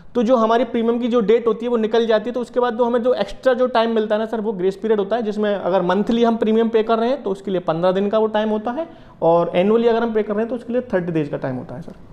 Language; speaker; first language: Hindi; native; Hindi